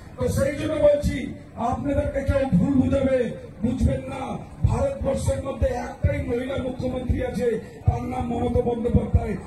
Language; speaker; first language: Bangla; non-native, local second language; Hindi